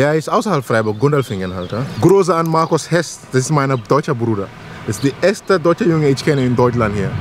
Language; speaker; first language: German; non-native, learner; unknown